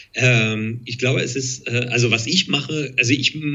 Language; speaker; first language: German; non-native, fluent; French